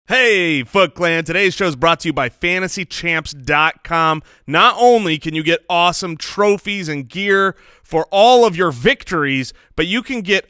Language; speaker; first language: English; native; English